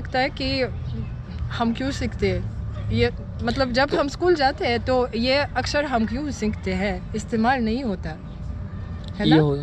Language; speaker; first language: Hindi; non-native, fluent; Russian